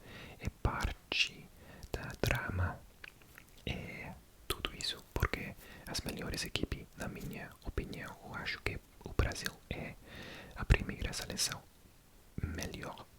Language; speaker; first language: Portuguese; non-native, learner; English